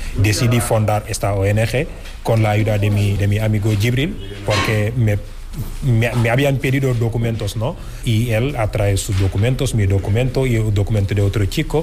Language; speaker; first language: Spanish; non-native, fluent; Wolof